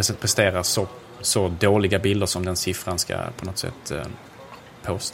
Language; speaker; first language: Swedish; native; Swedish